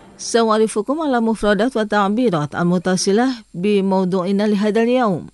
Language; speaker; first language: Arabic; non-native, fluent; Indonesian